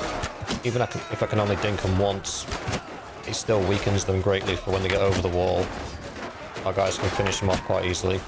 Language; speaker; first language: English; native; English